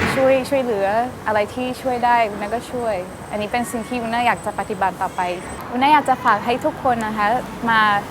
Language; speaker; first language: Thai; non-native, fluent; Portuguese